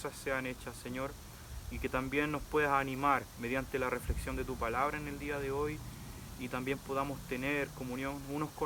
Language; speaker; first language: Spanish; native; Spanish